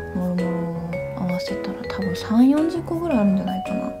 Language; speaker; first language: Japanese; non-native, fluent; Korean